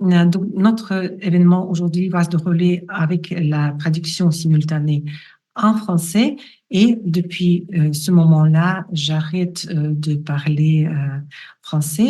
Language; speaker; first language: French; non-native, fluent; Russian